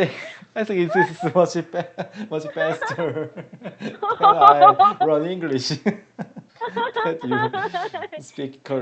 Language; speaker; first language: English; non-native, learner; Korean